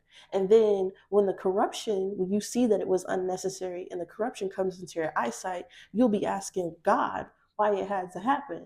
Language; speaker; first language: English; native; English